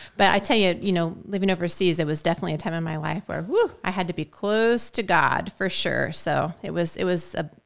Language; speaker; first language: English; native; English